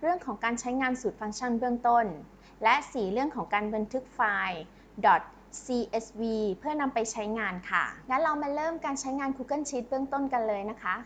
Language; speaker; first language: Thai; native; Thai